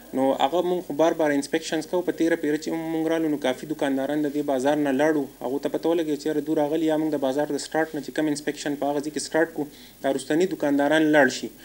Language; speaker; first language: Pashto; native; Pashto